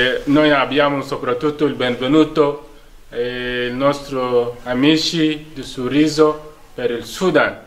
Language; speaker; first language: Italian; non-native, fluent; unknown